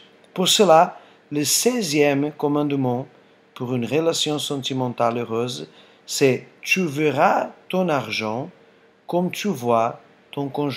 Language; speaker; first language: French; non-native, fluent; Portuguese